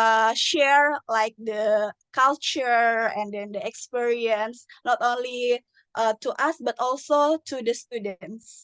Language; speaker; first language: English; non-native, learner; Indonesian